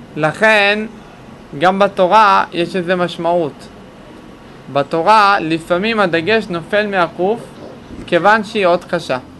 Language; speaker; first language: Hebrew; native; Hebrew